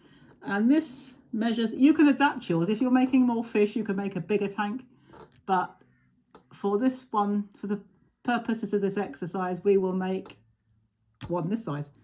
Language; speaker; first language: English; native; English